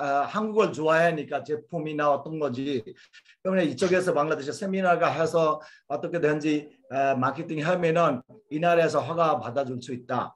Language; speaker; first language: Korean; non-native, fluent; Bangla